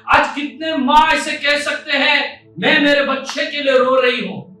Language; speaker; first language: Hindi; non-native, local second language; Marathi